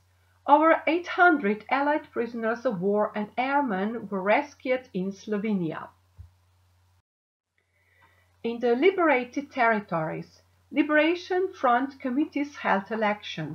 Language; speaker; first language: English; non-native, fluent; Slovenian